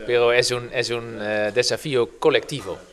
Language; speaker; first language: Spanish; non-native, fluent; Dutch